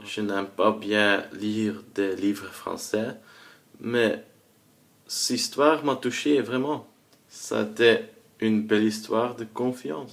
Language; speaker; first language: French; non-native, learner; Dutch